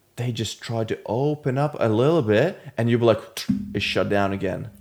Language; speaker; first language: English; non-native, fluent; Latvian